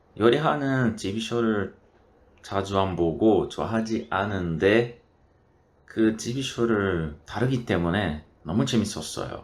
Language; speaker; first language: Korean; non-native, learner; Portuguese